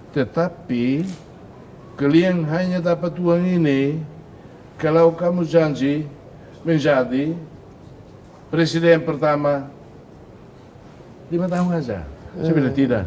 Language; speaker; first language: Indonesian; non-native, fluent; Tetum